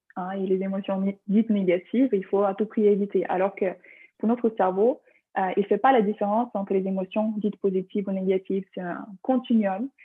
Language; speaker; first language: French; non-native, fluent; Ukrainian